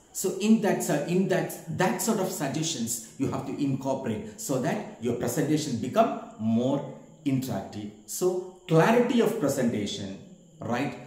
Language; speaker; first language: English; non-native, local second language; Malayalam